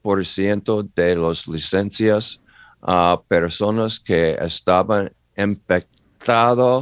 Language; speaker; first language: Spanish; non-native, learner; English